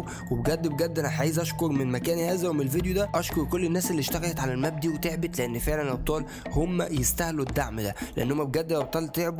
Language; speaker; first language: Arabic; native; Arabic